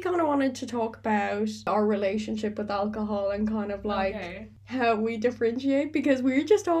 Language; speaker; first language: English; native; English